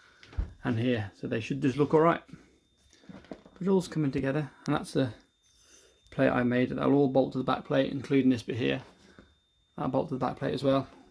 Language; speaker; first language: English; native; English